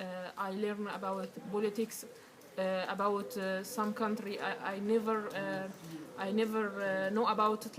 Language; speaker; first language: English; non-native, learner; Arabic